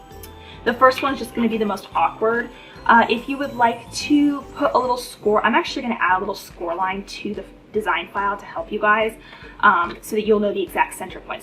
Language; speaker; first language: English; native; English